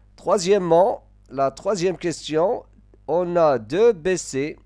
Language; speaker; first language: French; non-native, local second language; Arabic